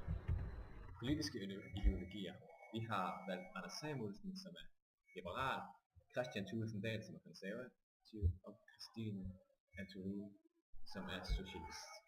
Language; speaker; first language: Danish; native; Danish